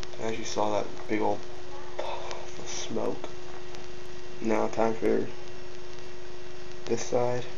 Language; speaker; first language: English; native; English